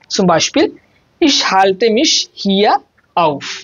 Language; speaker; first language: German; non-native, learner; Bangla